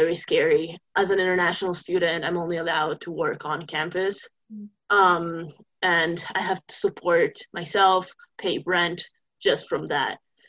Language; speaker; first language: English; non-native, fluent; Italian